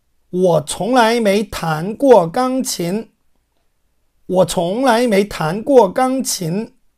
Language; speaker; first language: Chinese; non-native, fluent; Korean